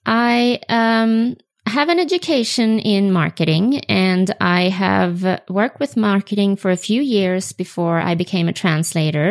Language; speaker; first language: English; non-native, fluent; Swedish